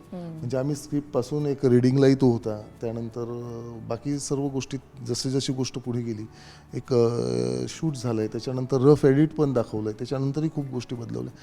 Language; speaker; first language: Marathi; native; Marathi